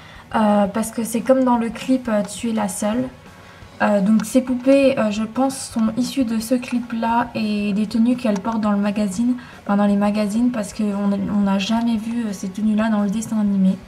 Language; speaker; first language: French; native; French